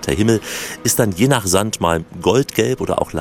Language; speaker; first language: German; native; German